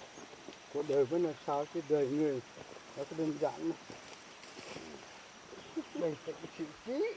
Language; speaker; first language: Vietnamese; native; Vietnamese